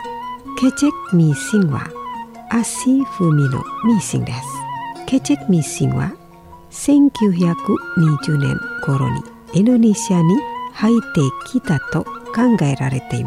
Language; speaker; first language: Japanese; non-native, learner; Indonesian